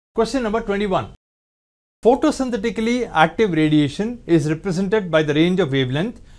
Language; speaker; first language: English; non-native, local second language; Tamil